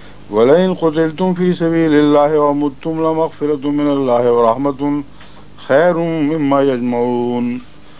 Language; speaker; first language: Arabic; non-native, fluent; Urdu